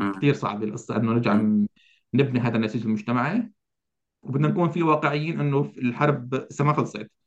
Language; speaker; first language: Arabic; native; Arabic